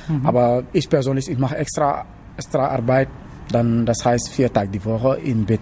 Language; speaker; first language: German; non-native, learner; Wolof